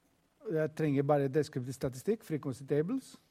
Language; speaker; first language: Norwegian; non-native, fluent; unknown